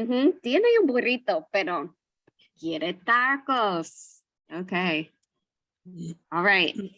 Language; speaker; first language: Spanish; non-native, fluent; English